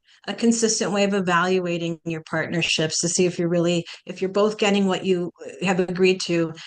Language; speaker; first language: English; early bilingual, other home language; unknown